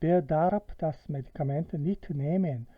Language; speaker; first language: German; non-native, fluent; Korean